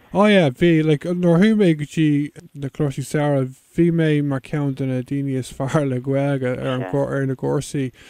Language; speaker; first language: Irish; non-native, local second language; English